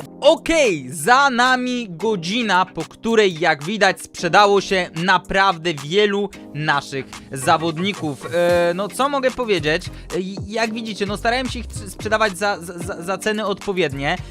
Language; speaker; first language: Polish; native; Polish